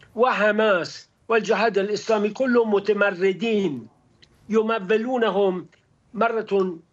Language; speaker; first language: Arabic; non-native, fluent; Persian